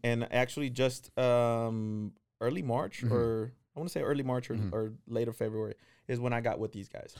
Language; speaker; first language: English; non-native, fluent; Spanish